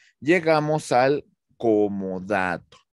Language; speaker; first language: Spanish; native; Spanish